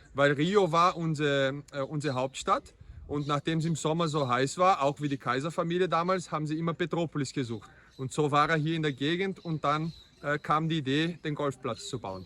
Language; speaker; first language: German; early bilingual, heritage; Portuguese